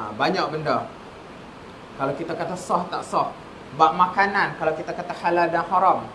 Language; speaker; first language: Malay; native; Malay